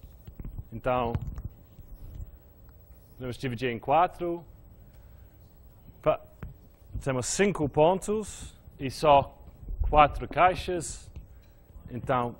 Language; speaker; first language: Portuguese; non-native, fluent; English